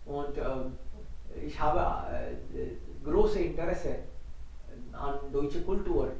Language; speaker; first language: German; non-native, fluent; Hindi